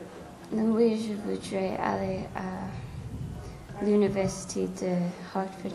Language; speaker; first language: French; non-native, learner; English